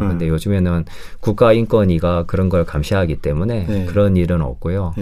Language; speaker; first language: Korean; native; Korean